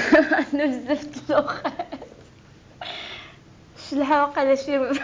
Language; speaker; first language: Dutch; non-native, learner; Arabic